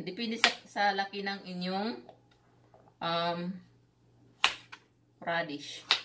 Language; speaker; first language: Filipino; non-native, local second language; Cebuano